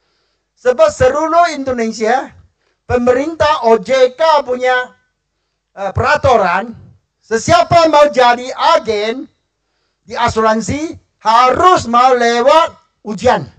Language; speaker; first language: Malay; non-native, local second language; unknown